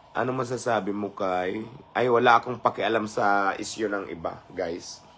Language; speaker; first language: Filipino; non-native, local second language; Cebuano